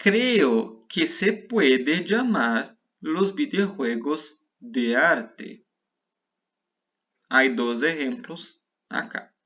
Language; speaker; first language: Spanish; non-native, fluent; Portuguese